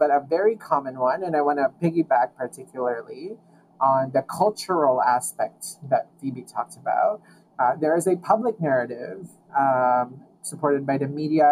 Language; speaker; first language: English; non-native, local second language; Filipino